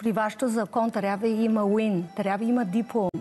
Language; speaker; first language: Bulgarian; non-native, learner; Chinese